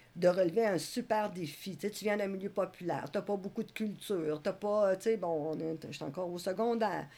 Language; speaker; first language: French; native; French